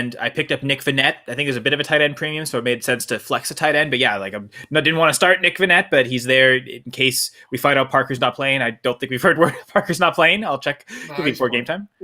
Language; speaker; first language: English; native; English